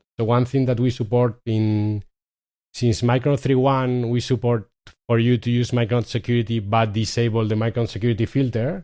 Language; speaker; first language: English; non-native, fluent; Spanish